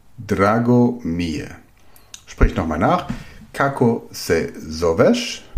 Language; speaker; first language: German; native; German